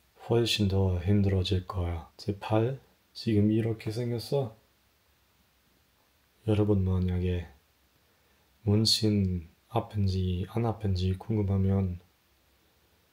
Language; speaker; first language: Korean; non-native, fluent; German